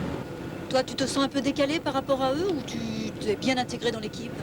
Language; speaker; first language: French; native; French